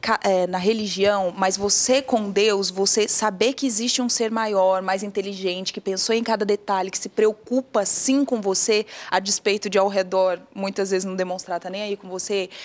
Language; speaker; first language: Portuguese; native; Portuguese